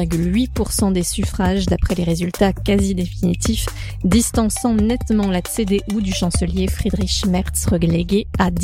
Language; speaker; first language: French; native; French